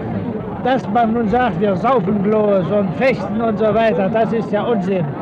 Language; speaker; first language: German; native; German